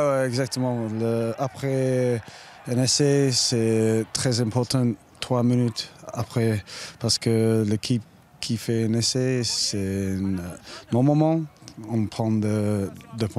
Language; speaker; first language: French; non-native, learner; English